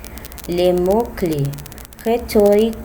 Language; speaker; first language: French; non-native, learner; Spanish